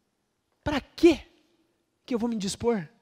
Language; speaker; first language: Portuguese; native; Portuguese